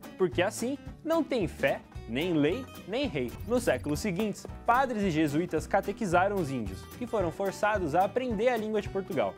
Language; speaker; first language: Portuguese; native; Portuguese